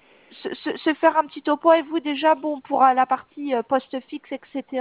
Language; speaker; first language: French; native; French